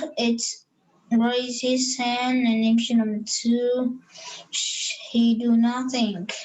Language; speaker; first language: English; non-native, learner; Vietnamese